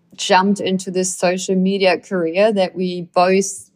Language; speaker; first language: English; non-native, fluent; German